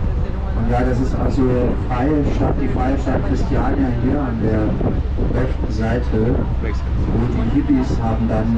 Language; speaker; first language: German; non-native, fluent; Danish